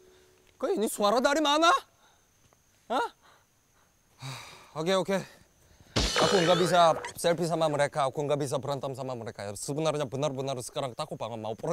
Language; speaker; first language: Indonesian; non-native, learner; Korean